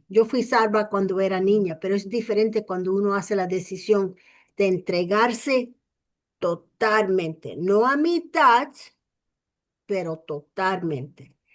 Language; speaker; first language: Spanish; early bilingual, heritage; English